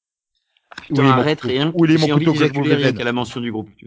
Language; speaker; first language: French; native; French